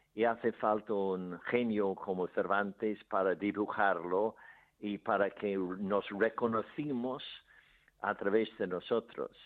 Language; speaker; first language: Spanish; non-native, fluent; English